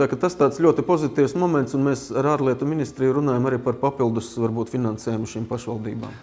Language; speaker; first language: Latvian; native; Latvian